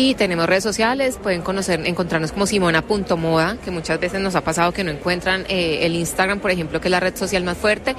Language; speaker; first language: Spanish; native; Spanish